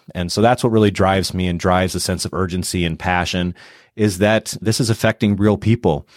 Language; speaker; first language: English; native; English